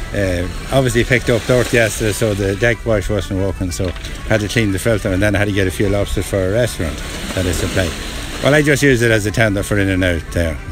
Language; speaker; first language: English; native; English